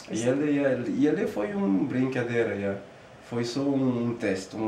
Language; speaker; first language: Spanish; non-native, learner; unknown